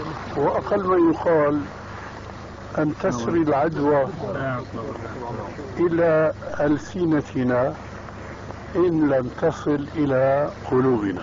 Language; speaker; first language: Arabic; early bilingual, other home language; Albanian